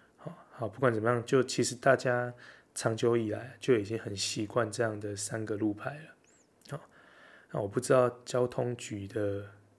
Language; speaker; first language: Chinese; native; Chinese